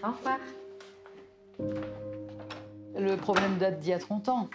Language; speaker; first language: French; native; French